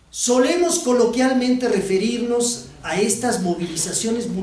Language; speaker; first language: Spanish; native; Spanish